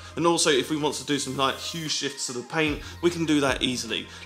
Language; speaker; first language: English; native; English